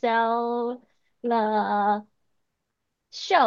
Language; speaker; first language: English; non-native, learner; Chinese